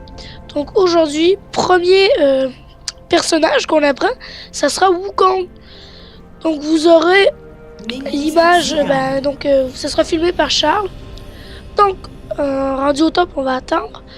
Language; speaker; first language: French; native; French